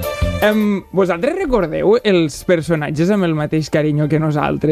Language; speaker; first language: Catalan; native; Catalan